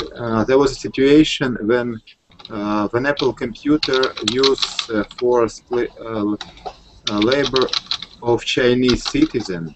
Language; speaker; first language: English; non-native, learner; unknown